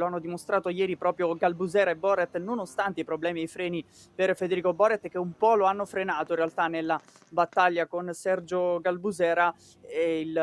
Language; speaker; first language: Italian; native; Italian